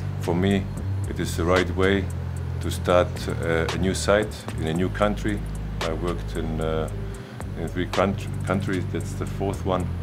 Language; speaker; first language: English; non-native, learner; Croatian